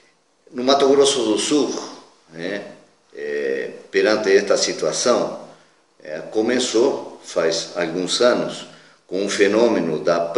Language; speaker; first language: Portuguese; non-native, fluent; Spanish